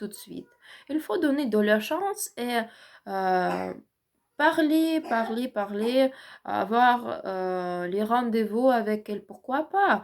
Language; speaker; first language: French; non-native, learner; Ukrainian